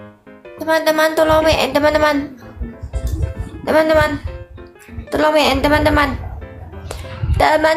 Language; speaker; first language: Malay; non-native, learner; Vietnamese